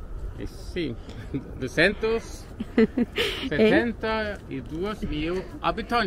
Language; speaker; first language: Portuguese; non-native, learner; Norwegian